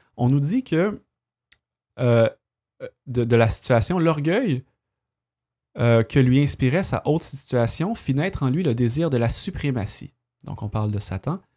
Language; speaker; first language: French; native; French